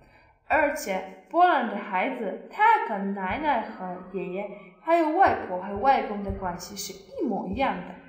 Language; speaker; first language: Chinese; non-native, fluent; Polish